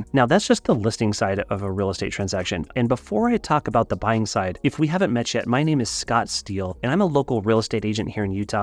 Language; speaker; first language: English; native; English